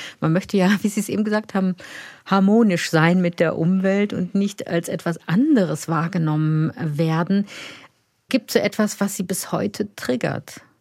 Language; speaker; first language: German; native; German